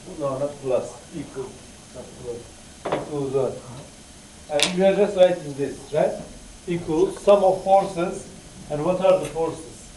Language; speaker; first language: English; non-native, fluent; Turkish